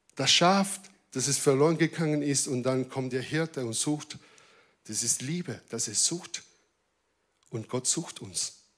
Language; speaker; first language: German; non-native, fluent; Spanish